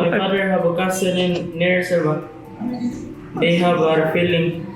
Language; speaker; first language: English; non-native, learner; Cebuano